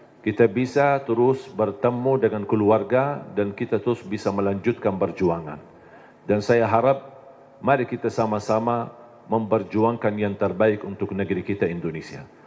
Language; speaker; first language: Indonesian; non-native, fluent; Arabic